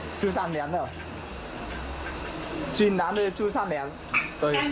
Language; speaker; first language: Chinese; non-native, learner; Vietnamese